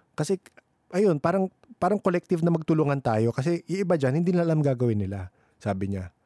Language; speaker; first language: Filipino; native; Filipino